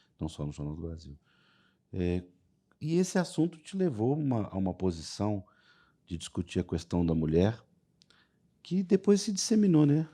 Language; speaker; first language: Portuguese; native; Portuguese